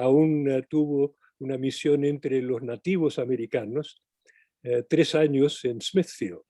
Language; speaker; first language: Spanish; non-native, fluent; English